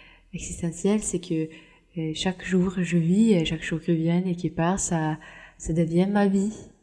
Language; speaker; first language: French; non-native, fluent; Norwegian